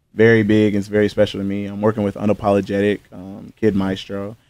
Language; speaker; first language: English; native; English